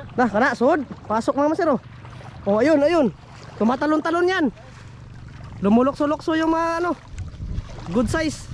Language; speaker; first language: Filipino; non-native, local second language; Cebuano